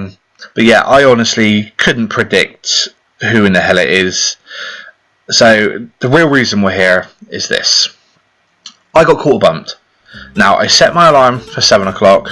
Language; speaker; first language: English; native; English